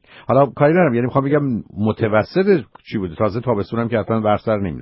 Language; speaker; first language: Persian; native; Persian